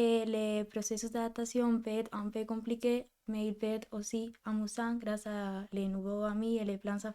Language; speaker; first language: French; non-native, fluent; Spanish